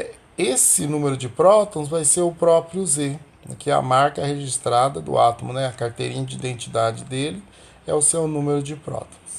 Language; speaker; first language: Portuguese; native; Portuguese